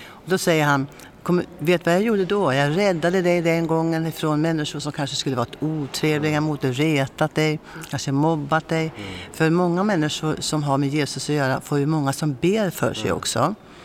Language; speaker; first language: Swedish; native; Swedish